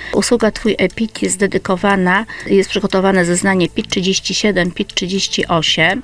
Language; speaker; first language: Polish; native; Polish